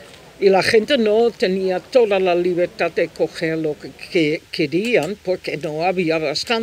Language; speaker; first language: Spanish; non-native, fluent; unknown